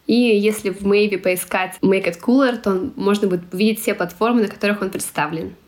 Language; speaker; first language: Russian; non-native, local second language; Tatar